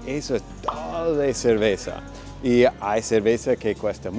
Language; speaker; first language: Spanish; non-native, fluent; English